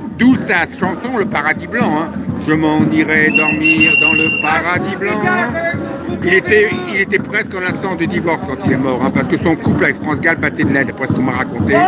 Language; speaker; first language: French; native; French